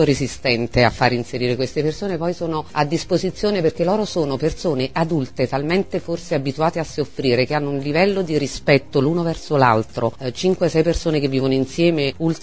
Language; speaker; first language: Italian; native; Italian